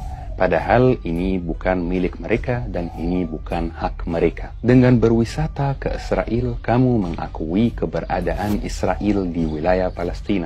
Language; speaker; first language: Indonesian; non-native, fluent; Arabic